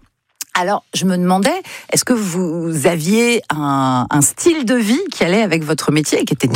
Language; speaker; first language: French; native; French